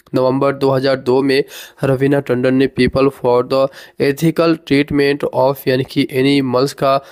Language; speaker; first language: Hindi; native; Hindi